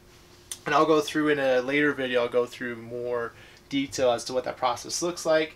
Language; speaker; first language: English; native; English